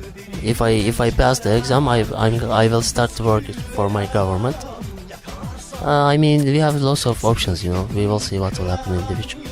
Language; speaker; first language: English; non-native, learner; Turkish